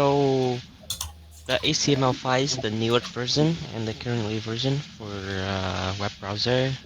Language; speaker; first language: English; non-native, learner; Vietnamese